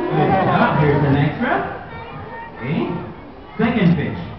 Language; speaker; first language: English; non-native, local second language; Filipino